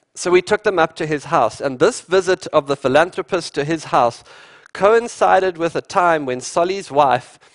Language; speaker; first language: English; native; English